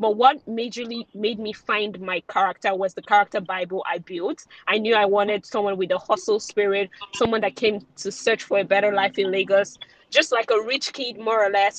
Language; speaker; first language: English; non-native, local second language; Yoruba